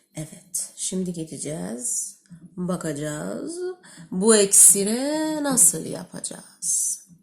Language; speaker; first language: Turkish; non-native, fluent; Persian